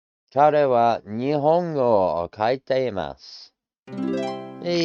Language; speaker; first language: Japanese; non-native, learner; English